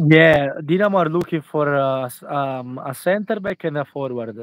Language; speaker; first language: English; non-native, fluent; Italian